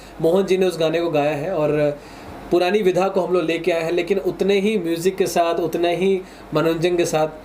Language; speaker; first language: Hindi; native; Hindi